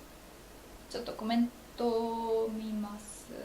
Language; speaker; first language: Japanese; non-native, fluent; Polish